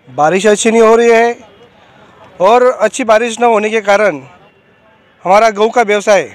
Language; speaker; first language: Hindi; non-native, local second language; Marathi